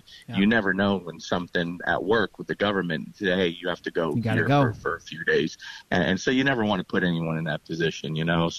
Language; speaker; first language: English; native; English